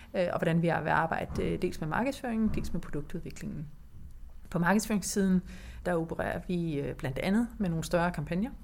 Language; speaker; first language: Danish; native; Danish